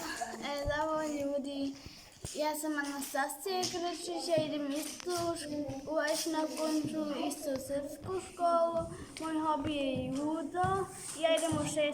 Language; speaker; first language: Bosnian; early bilingual, heritage; Serbian